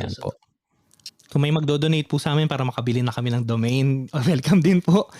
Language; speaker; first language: Filipino; native; Filipino